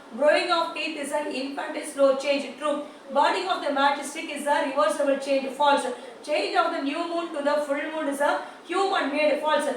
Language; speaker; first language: English; non-native, local second language; Tamil